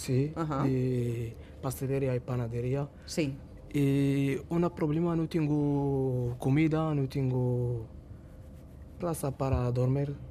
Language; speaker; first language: Spanish; non-native, learner; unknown